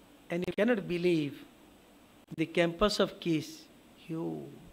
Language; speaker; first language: English; non-native, local second language; Odia